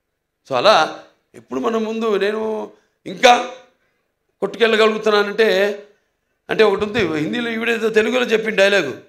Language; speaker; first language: Telugu; native; Telugu